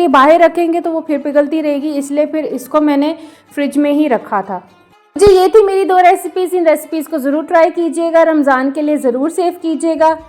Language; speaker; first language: Hindi; non-native, local second language; Punjabi